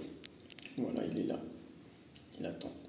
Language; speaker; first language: French; native; French